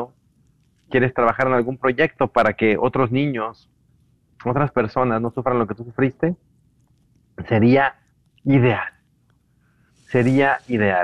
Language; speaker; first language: Spanish; native; Spanish